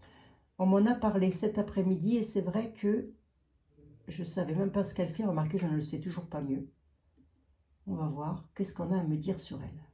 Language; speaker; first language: French; native; French